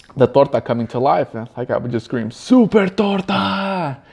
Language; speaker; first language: English; early bilingual, other home language; Spanish